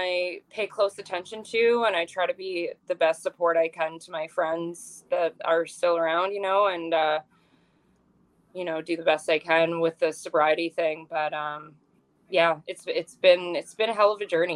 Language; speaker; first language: English; native; English